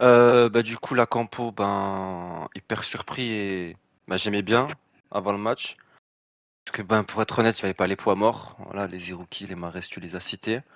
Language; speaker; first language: French; native; French